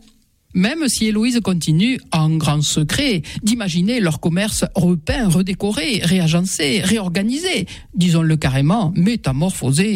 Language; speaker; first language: French; native; French